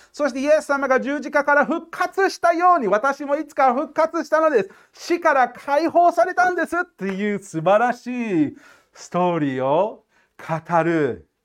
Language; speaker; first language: Japanese; non-native, fluent; English